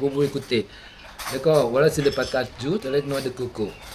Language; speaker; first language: French; non-native, learner; Thai